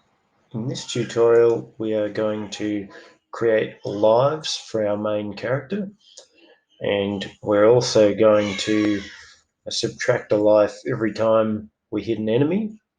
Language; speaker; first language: English; native; English